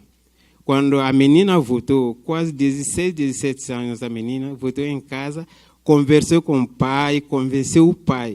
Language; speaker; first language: Portuguese; non-native, fluent; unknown